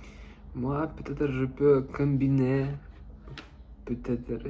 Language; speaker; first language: French; non-native, learner; Russian